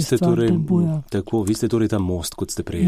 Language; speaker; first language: Slovenian; native; Slovenian